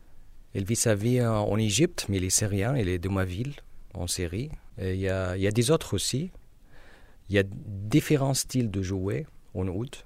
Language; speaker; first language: French; non-native, learner; Arabic